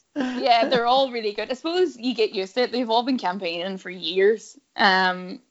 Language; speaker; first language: English; native; English